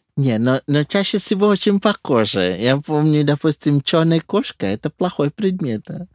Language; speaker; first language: Russian; non-native, fluent; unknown